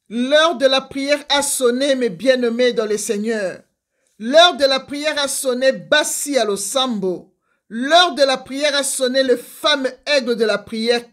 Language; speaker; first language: French; non-native, local second language; Lingala